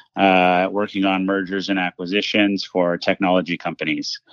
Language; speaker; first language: English; native; English